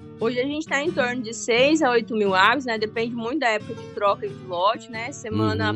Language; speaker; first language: Portuguese; native; Portuguese